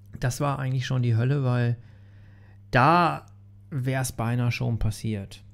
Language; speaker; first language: German; native; German